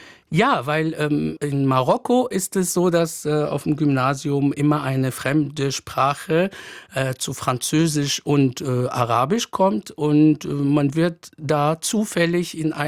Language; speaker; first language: German; non-native, fluent; Arabic